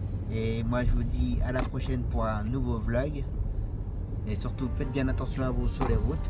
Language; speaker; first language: French; native; French